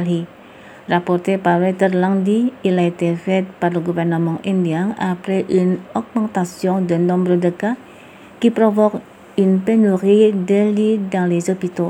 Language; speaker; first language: French; non-native, fluent; Indonesian